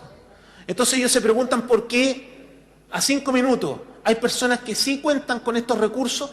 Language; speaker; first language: Spanish; native; Spanish